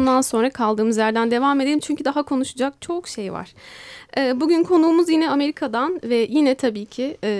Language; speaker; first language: Turkish; native; Turkish